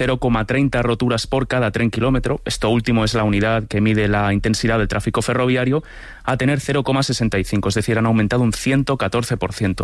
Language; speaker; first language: Spanish; native; Spanish